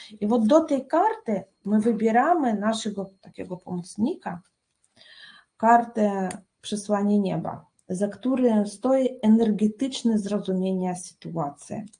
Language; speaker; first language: Polish; non-native, fluent; Russian